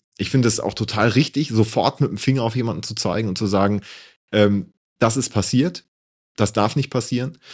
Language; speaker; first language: German; native; German